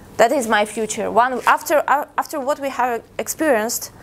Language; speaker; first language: English; non-native, fluent; Russian